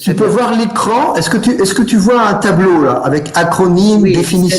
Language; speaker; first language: French; native; French